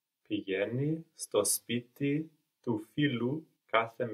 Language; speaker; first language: Greek; non-native, learner; English